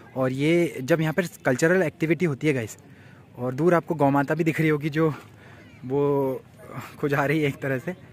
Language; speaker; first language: Hindi; native; Hindi